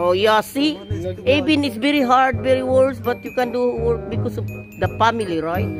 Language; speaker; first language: English; non-native, local second language; Filipino